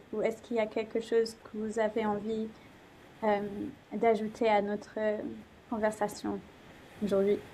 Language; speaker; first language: French; non-native, fluent; English